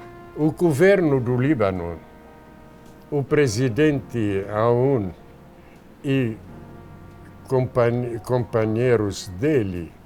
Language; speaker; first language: Portuguese; non-native, fluent; Arabic